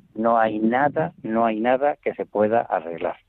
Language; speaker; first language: Spanish; native; Spanish